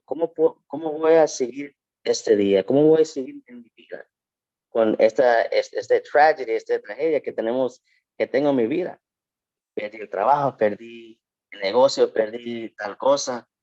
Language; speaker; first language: Spanish; early bilingual, heritage; Spanish